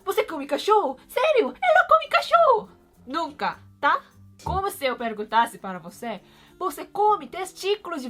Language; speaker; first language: Portuguese; non-native, fluent; Korean